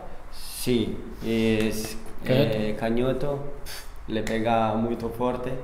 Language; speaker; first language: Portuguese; non-native, learner; Spanish